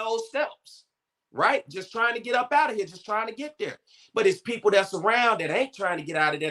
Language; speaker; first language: English; native; English